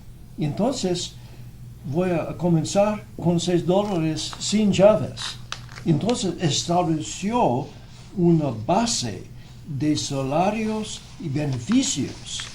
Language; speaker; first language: Spanish; non-native, fluent; English